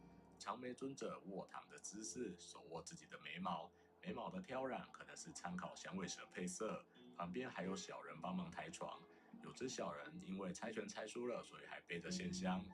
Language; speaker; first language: Chinese; native; Chinese